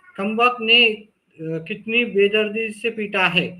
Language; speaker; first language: Hindi; non-native, local second language; Marathi